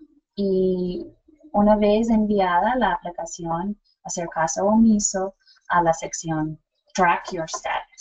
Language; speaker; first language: Spanish; non-native, fluent; English